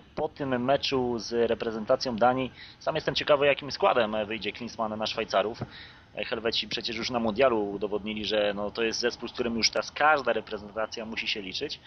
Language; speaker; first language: Polish; native; Polish